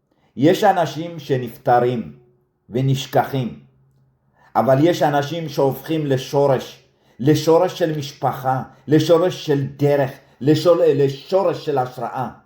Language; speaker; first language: Hebrew; early bilingual, other home language; Amharic